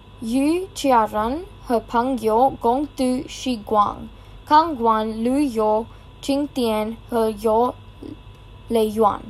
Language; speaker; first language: Chinese; non-native, learner; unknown